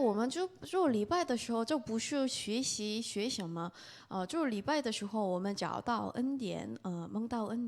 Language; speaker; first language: Chinese; non-native, fluent; Korean